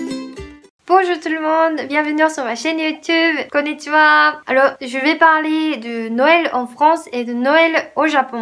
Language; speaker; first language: French; non-native, fluent; Japanese